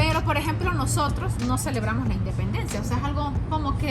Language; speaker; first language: Spanish; native; Spanish